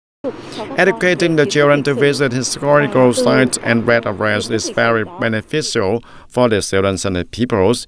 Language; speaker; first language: English; non-native, fluent; Vietnamese